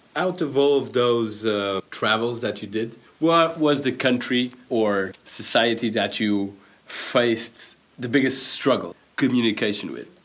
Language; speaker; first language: English; non-native, fluent; Portuguese